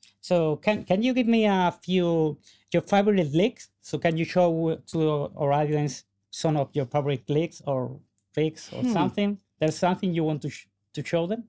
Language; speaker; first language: English; non-native, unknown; Spanish